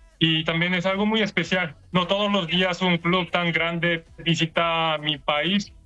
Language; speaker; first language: Spanish; non-native, learner; Korean